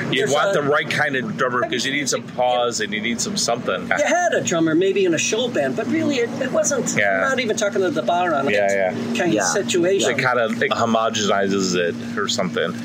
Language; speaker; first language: English; native; English